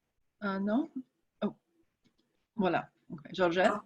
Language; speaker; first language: French; non-native, fluent; English